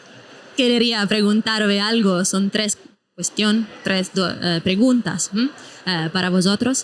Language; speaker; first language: Spanish; non-native, fluent; Italian